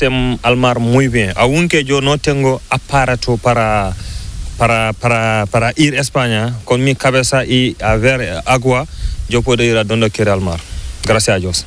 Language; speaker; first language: Spanish; non-native, learner; Fula